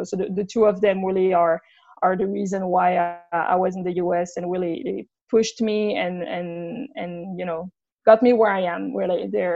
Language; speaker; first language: English; non-native, fluent; French